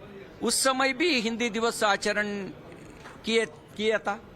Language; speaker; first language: Hindi; non-native, local second language; Kannada